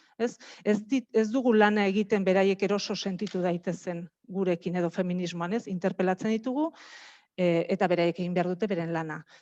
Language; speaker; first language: Basque; native; Basque